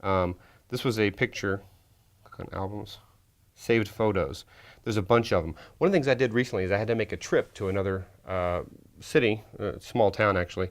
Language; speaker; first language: English; native; English